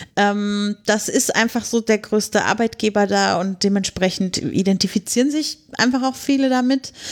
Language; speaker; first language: German; native; German